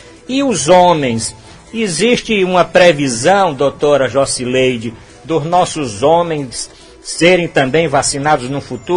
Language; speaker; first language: Portuguese; native; Portuguese